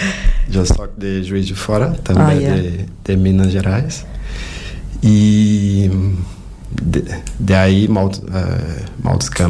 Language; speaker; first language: Catalan; non-native, fluent; Portuguese